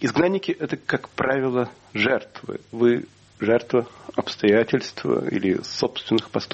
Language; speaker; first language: Russian; native; Russian